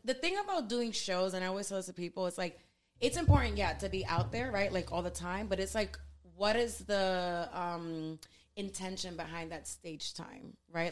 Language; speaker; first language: English; early bilingual, other home language; Spanish